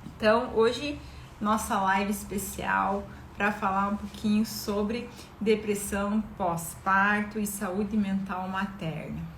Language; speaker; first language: Portuguese; native; Portuguese